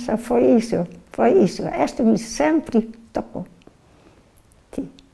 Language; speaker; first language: Portuguese; non-native, learner; Dutch